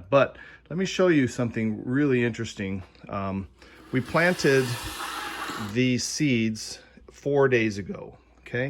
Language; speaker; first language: English; native; English